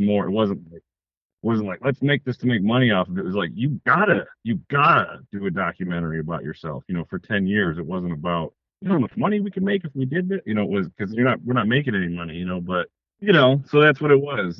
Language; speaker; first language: English; native; English